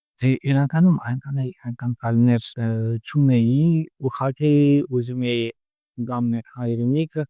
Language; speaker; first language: Armenian; early bilingual, heritage; Armenian